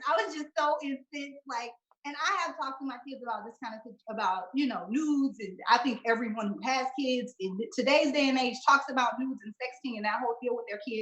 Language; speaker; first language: English; native; English